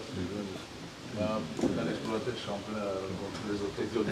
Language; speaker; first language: French; non-native, local second language; Swahili